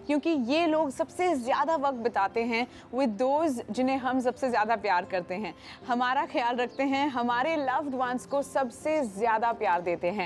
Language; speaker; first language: Hindi; native; Hindi